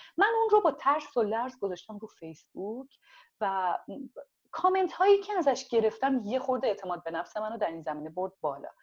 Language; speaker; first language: Persian; non-native, local second language; Azerbaijani